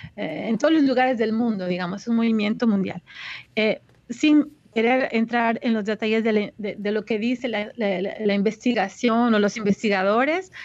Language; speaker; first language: Spanish; native; Spanish